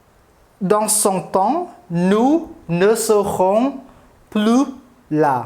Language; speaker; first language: French; non-native, fluent; Khmer